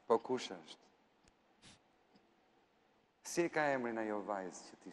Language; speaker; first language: Albanian; native; Albanian